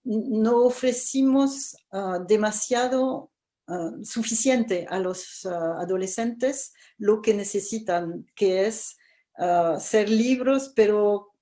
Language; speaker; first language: Spanish; non-native, fluent; French